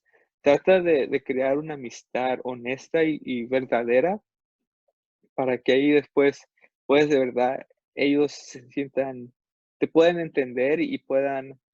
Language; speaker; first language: Spanish; non-native, fluent; English